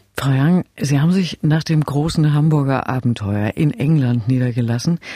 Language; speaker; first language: German; native; German